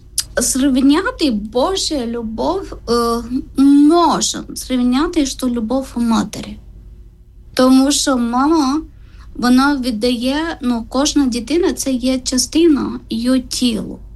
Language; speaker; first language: Ukrainian; non-native, learner; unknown